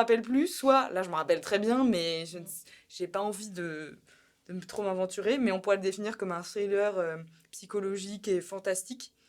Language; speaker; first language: French; native; French